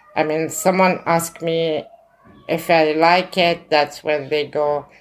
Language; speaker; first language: English; non-native, learner; Arabic